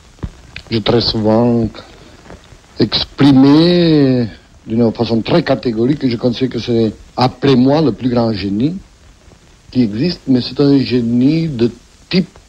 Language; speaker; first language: French; non-native, fluent; Catalan